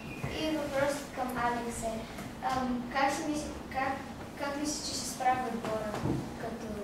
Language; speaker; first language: Bulgarian; early bilingual, other home language; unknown